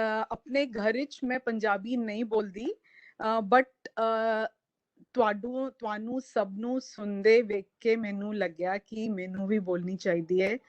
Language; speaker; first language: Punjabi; non-native, local second language; Hindi